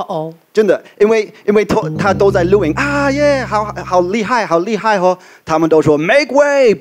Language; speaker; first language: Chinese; non-native, fluent; English